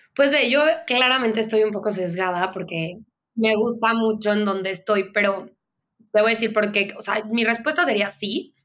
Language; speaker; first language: Spanish; native; Spanish